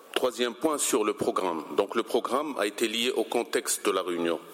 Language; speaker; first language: French; non-native, local second language; Arabic